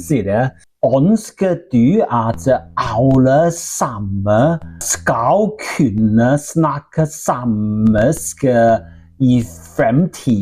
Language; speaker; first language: Norwegian; non-native, learner; Welsh